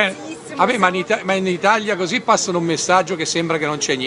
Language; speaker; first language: Italian; native; Italian